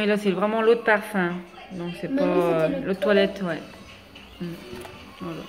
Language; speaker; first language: French; native; French